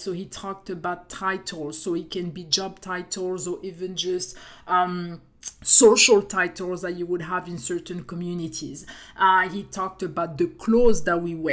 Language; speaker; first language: English; non-native, fluent; French